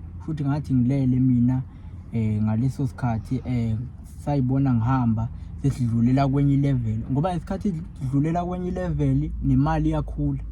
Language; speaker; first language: Zulu; native; Zulu